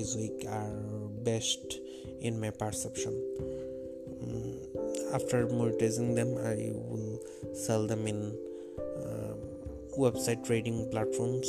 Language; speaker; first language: English; non-native, local second language; Bangla